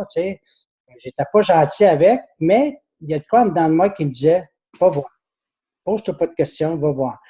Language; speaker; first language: French; native; French